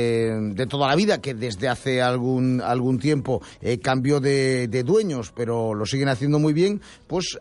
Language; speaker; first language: Spanish; native; Spanish